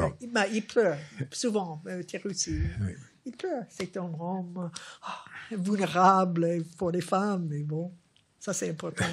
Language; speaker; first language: French; non-native, fluent; English